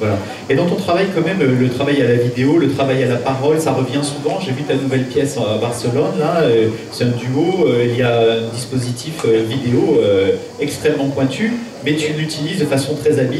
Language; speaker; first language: French; native; French